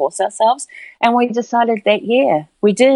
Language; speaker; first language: English; native; English